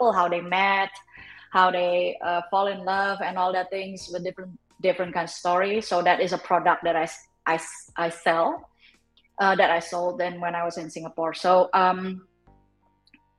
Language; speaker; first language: English; non-native, fluent; Indonesian